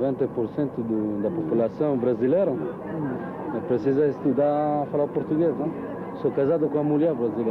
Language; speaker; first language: Portuguese; non-native, learner; Hebrew